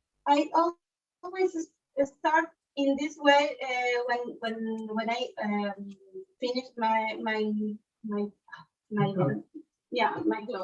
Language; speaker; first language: English; non-native, learner; Spanish